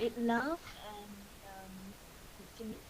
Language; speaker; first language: English; non-native, learner; Vietnamese